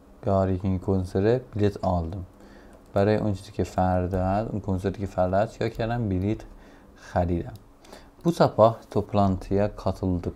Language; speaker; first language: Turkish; non-native, fluent; Persian